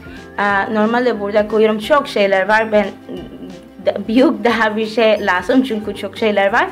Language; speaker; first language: Turkish; early bilingual, heritage; Turkish